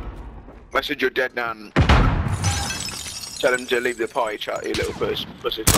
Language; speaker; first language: English; native; English